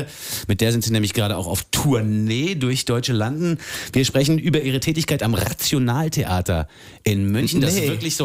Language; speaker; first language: German; native; German